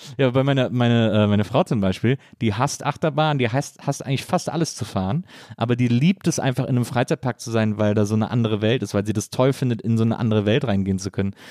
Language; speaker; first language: German; native; German